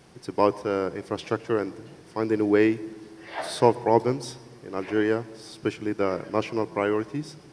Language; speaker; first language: English; non-native, fluent; Arabic